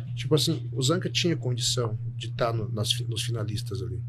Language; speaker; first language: Portuguese; native; Portuguese